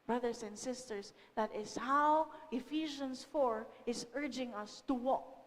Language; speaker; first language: English; non-native, local second language; Filipino